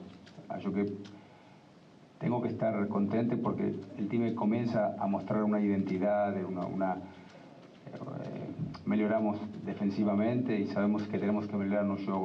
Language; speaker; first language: Spanish; non-native, fluent; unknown